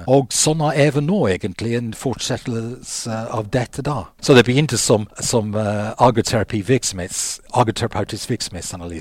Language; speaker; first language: Norwegian; non-native, fluent; English